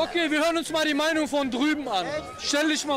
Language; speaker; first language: German; native; German